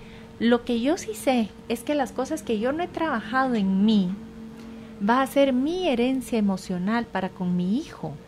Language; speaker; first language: Spanish; native; Spanish